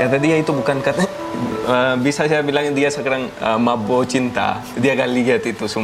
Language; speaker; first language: Indonesian; non-native, fluent; Hindi